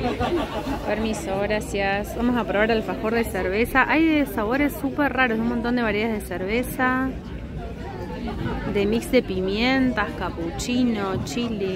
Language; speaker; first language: Spanish; native; Spanish